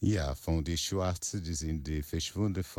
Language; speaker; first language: German; non-native, learner; Portuguese